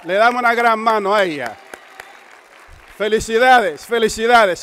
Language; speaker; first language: Spanish; native; Spanish